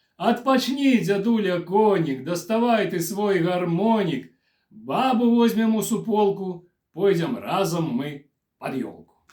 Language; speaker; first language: Belarusian; native; Belarusian